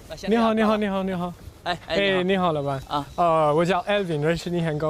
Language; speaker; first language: Chinese; non-native, learner; Morisyen